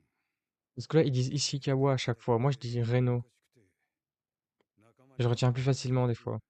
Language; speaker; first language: French; native; French